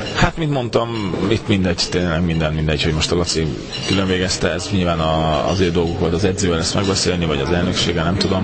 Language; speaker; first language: Hungarian; native; Hungarian